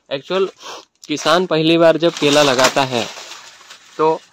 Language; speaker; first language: Hindi; non-native, local second language; Marathi